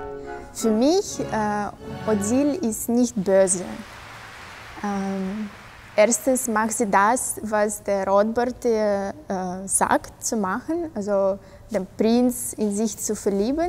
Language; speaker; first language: German; non-native, fluent; Russian